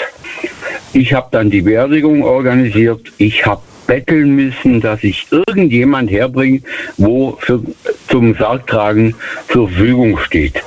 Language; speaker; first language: German; native; German